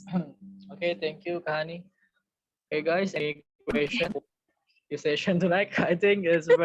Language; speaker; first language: English; non-native, learner; Indonesian